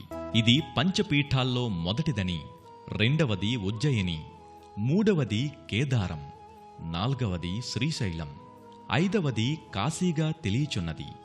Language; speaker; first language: Telugu; native; Telugu